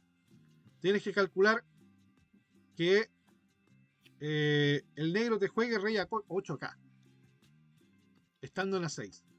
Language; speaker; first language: Spanish; native; Spanish